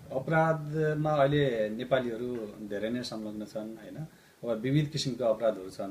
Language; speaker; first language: Nepali; native; Nepali